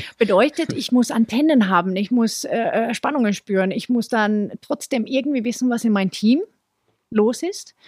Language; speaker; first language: German; non-native, fluent; Swedish